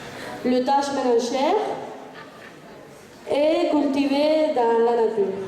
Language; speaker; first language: French; non-native, learner; Spanish